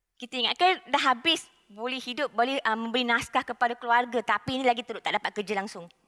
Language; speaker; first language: Malay; non-native, local second language; Tamil